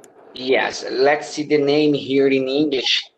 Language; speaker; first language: English; non-native, learner; Portuguese